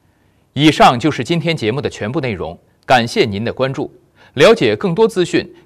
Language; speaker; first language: Chinese; native; Chinese